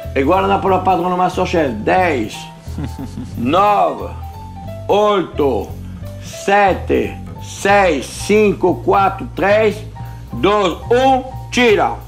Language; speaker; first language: Portuguese; non-native, fluent; French